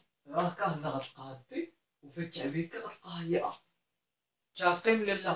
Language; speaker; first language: Arabic; native; Arabic